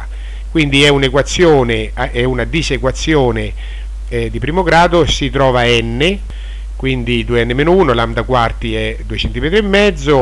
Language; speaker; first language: Italian; native; Italian